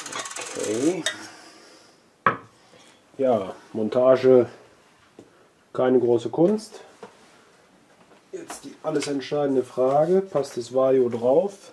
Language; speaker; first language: German; native; German